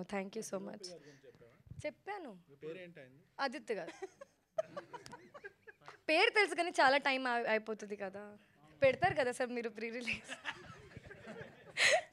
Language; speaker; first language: Telugu; non-native, learner; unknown